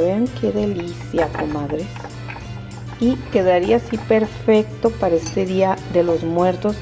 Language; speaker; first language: Spanish; native; Spanish